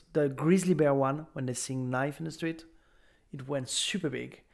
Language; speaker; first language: English; non-native, fluent; French